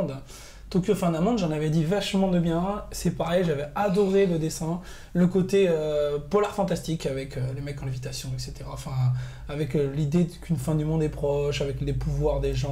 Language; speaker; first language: French; native; French